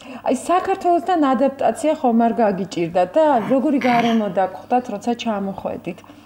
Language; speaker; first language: Georgian; native; Georgian